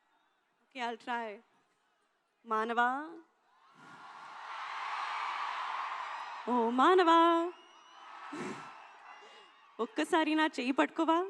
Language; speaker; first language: Telugu; non-native, learner; Hindi